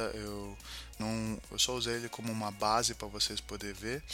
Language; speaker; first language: Portuguese; non-native, fluent; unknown